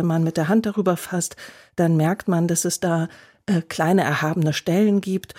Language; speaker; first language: German; native; German